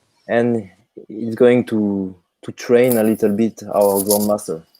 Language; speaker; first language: English; non-native, fluent; French